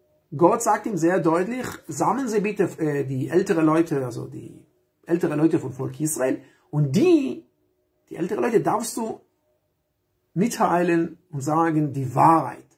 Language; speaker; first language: German; non-native, fluent; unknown